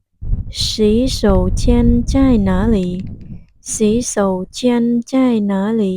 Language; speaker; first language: Chinese; non-native, fluent; Khmer